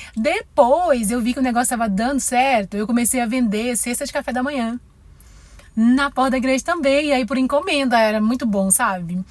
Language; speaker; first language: Portuguese; native; Portuguese